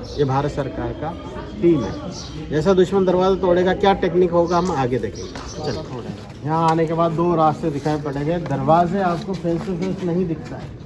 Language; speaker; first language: Hindi; non-native, local second language; Marathi